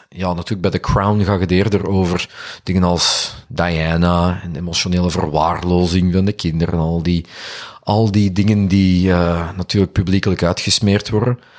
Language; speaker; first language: Dutch; native; Dutch